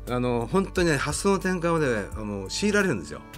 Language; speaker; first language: Japanese; native; Japanese